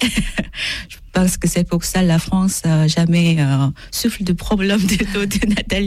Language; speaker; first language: French; non-native, learner; Korean